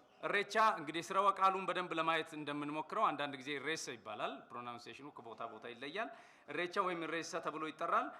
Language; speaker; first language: Amharic; non-native, local second language; Oromo